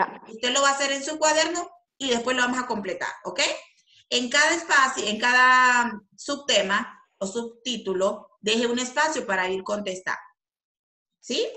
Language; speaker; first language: Spanish; native; Spanish